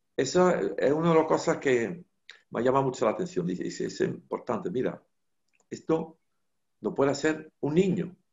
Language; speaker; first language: Spanish; non-native, fluent; Dutch